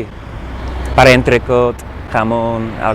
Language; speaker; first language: Spanish; non-native, learner; English